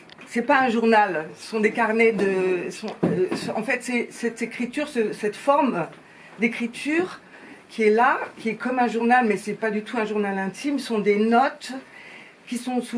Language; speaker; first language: French; native; French